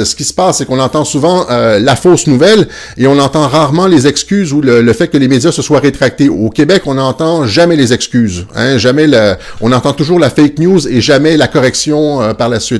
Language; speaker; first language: French; native; French